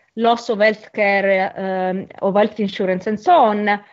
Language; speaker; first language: English; non-native, fluent; Italian